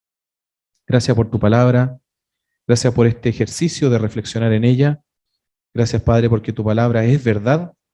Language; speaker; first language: Spanish; native; Spanish